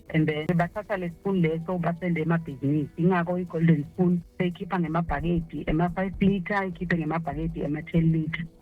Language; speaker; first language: Zulu; native; Zulu